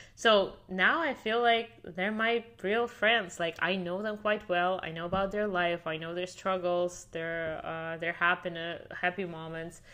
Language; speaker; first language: English; non-native, fluent; Russian